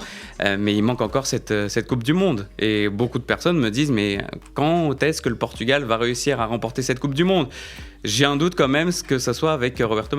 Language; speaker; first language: French; native; French